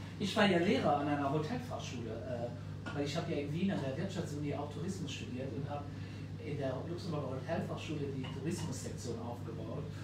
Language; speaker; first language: German; non-native, local second language; Luxembourgish